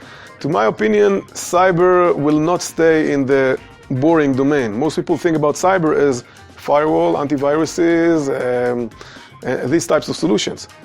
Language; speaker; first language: English; non-native, fluent; Hebrew